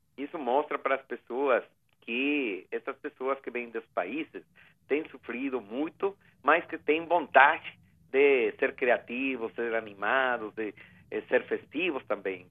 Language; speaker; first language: Portuguese; non-native, fluent; Spanish